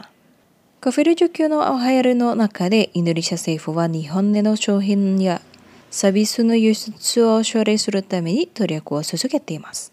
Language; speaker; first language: Japanese; non-native, fluent; Indonesian